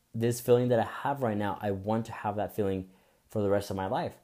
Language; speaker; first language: English; early bilingual, other home language; Spanish